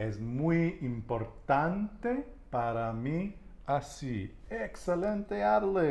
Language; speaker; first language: Spanish; non-native, learner; English